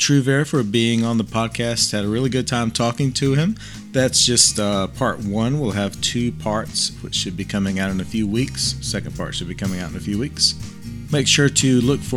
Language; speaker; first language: English; native; English